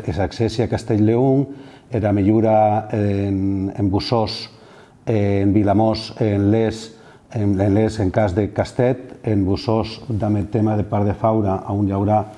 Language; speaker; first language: Catalan; non-native, local second language; Occitan